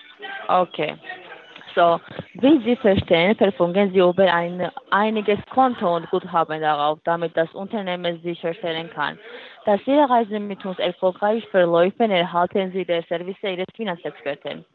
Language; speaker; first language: German; non-native, learner; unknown